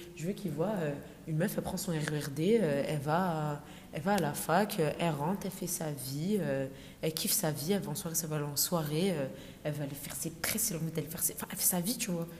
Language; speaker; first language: French; native; French